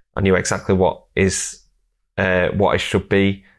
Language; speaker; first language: English; native; English